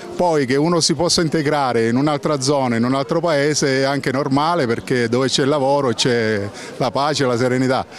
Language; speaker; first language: Italian; native; Italian